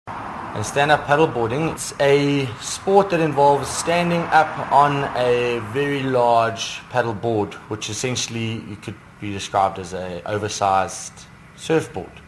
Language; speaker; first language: English; native; English